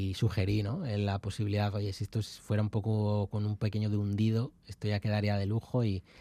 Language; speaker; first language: Spanish; native; Spanish